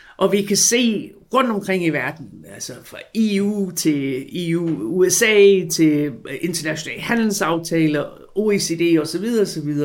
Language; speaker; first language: Danish; non-native, fluent; English